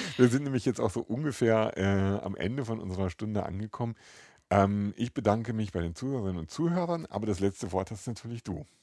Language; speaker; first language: German; native; German